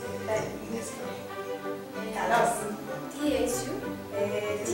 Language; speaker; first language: Greek; non-native, learner; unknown